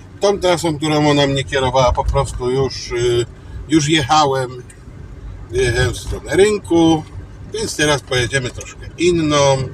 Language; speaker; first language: Polish; native; Polish